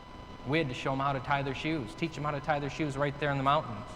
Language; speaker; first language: English; native; English